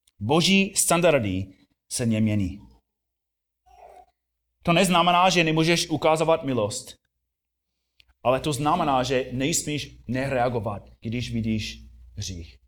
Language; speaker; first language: Czech; non-native, fluent; English